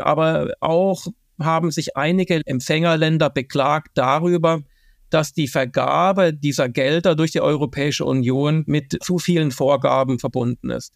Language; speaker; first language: German; native; German